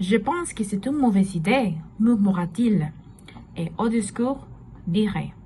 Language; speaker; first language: French; non-native, learner; Spanish